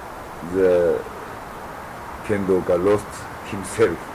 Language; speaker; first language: English; non-native, learner; Japanese